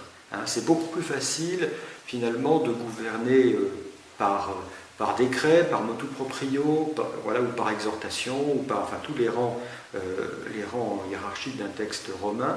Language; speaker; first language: French; native; French